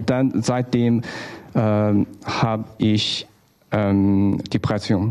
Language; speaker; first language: German; non-native, learner; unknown